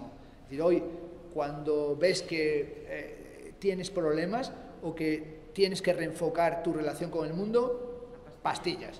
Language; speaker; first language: Spanish; native; Spanish